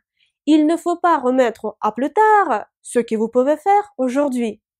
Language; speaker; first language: French; non-native, fluent; Russian